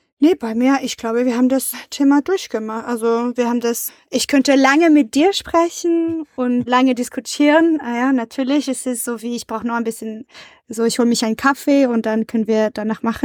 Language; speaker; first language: German; non-native, learner; French